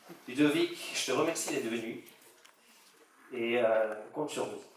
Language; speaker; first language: French; native; French